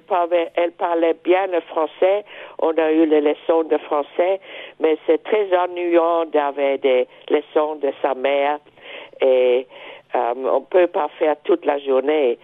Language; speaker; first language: French; non-native, fluent; German